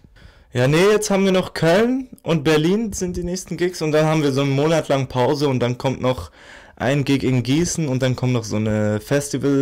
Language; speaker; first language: German; native; German